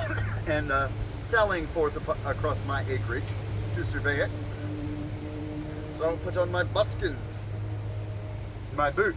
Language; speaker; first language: English; native; English